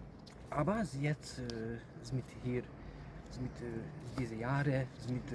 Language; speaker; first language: German; non-native, learner; Hungarian